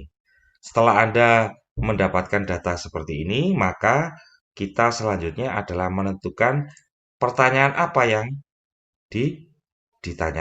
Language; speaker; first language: Indonesian; native; Indonesian